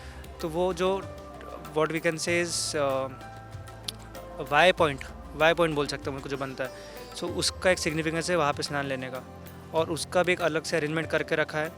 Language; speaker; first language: Hindi; native; Hindi